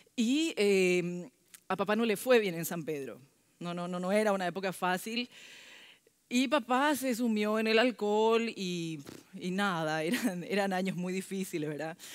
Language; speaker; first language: Spanish; early bilingual, other home language; Korean